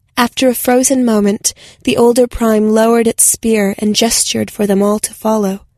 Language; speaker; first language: English; native; English